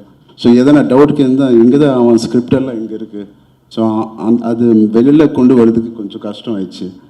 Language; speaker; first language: Tamil; non-native, learner; Telugu